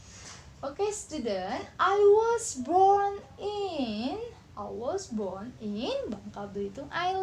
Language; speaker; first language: English; non-native, learner; Indonesian